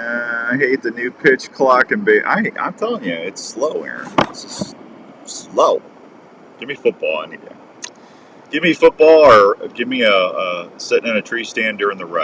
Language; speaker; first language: English; native; English